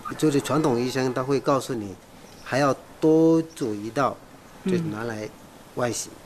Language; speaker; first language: Chinese; non-native, fluent; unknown